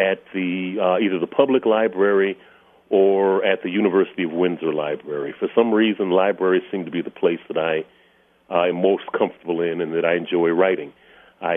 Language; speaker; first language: English; native; English